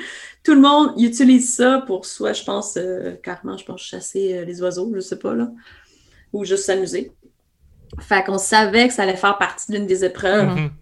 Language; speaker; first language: French; native; French